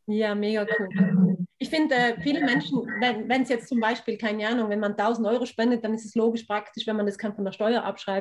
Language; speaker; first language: German; native; German